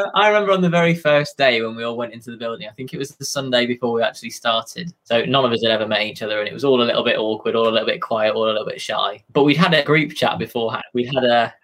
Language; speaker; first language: English; native; English